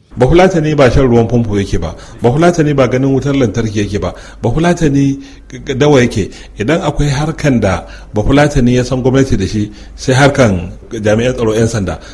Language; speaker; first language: Hausa; non-native, local second language; Fula